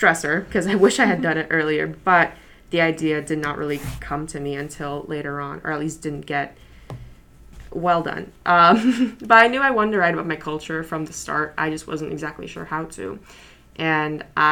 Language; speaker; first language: English; early bilingual, other home language; Polish